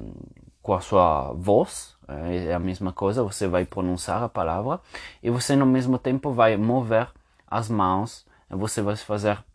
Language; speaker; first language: Portuguese; non-native, fluent; Spanish